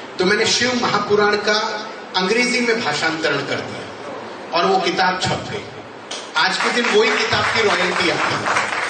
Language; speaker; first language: Hindi; native; Hindi